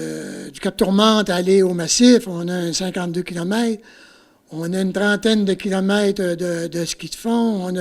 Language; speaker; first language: French; native; French